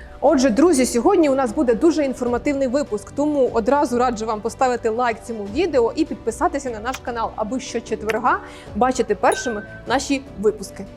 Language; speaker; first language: Ukrainian; native; Ukrainian